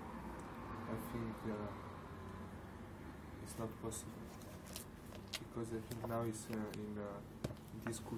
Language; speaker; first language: English; non-native, learner; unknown